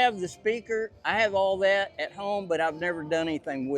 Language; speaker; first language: English; native; English